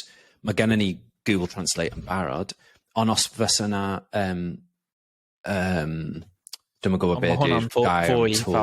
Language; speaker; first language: Welsh; non-native, local second language; English